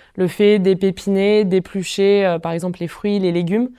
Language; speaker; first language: French; native; French